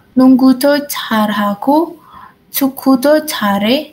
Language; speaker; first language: Korean; non-native, learner; Indonesian